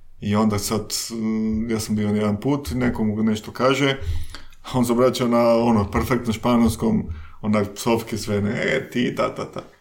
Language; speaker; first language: Croatian; non-native, fluent; Spanish